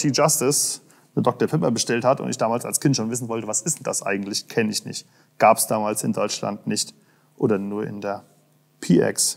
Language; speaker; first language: German; native; German